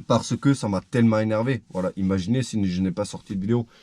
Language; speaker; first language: French; native; French